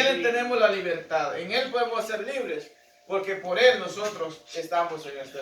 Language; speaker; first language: Spanish; native; Spanish